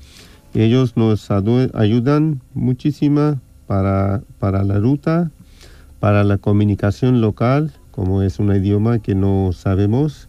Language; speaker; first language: Spanish; non-native, fluent; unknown